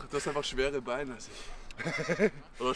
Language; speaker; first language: German; native; German